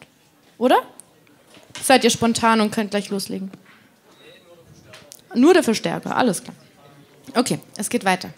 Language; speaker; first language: German; native; German